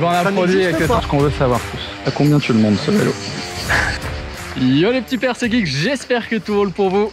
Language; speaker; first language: French; native; French